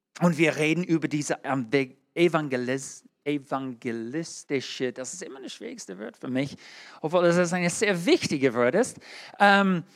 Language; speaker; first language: German; non-native, learner; English